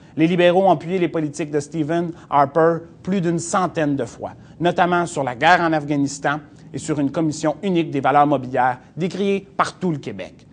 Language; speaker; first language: French; native; French